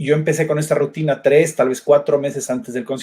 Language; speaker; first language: Spanish; native; Spanish